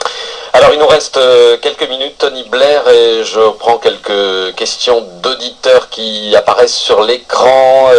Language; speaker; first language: French; native; French